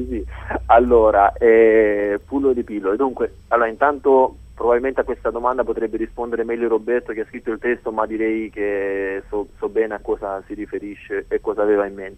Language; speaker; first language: Italian; native; Italian